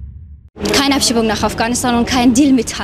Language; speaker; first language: German; non-native, learner; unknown